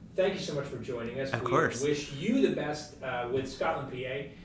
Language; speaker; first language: English; native; English